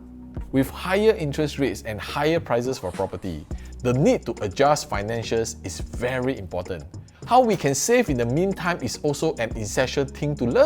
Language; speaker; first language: English; native; English